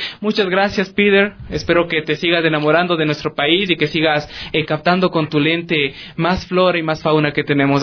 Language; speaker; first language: Spanish; native; Spanish